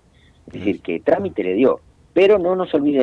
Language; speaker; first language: Spanish; native; Spanish